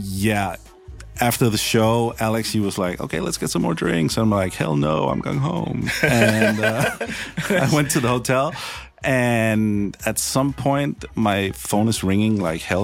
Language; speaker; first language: English; non-native, fluent; Danish